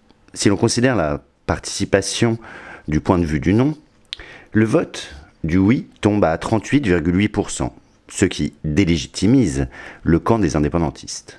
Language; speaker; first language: French; native; French